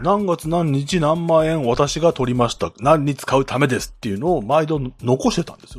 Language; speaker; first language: Japanese; native; Japanese